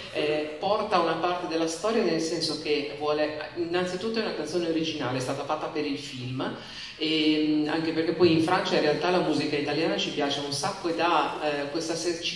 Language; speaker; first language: Italian; native; Italian